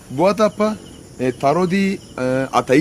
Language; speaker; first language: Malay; non-native, learner; Turkish